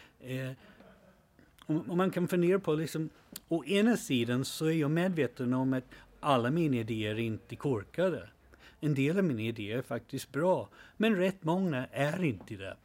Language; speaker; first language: Swedish; non-native, fluent; English